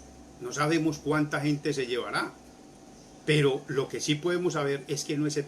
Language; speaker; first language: Spanish; native; Spanish